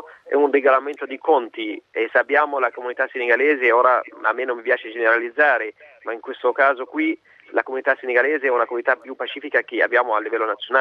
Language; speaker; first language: Italian; non-native, fluent; Arabic